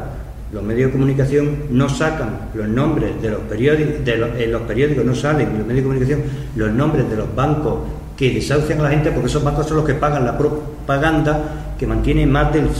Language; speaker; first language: Spanish; native; Spanish